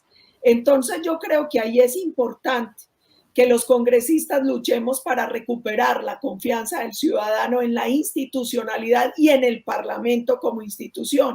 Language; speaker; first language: Spanish; native; Spanish